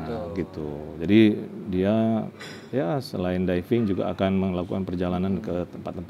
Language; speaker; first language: Indonesian; native; Indonesian